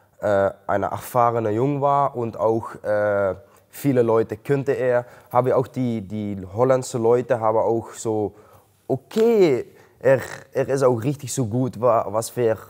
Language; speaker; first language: German; non-native, learner; Dutch